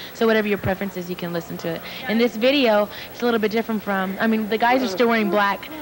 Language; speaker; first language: English; native; English